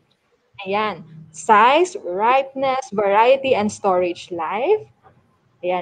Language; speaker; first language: Filipino; native; Filipino